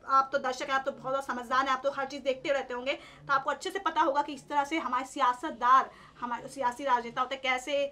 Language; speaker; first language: Hindi; native; Hindi